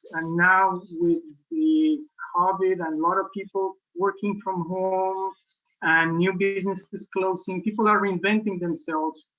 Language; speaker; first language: English; non-native, fluent; Spanish